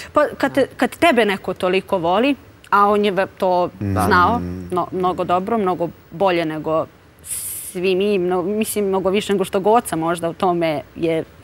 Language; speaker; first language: Serbian; native; Serbian